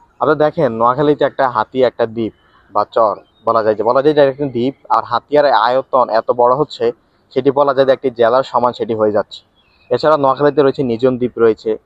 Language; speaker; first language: Bangla; native; Bangla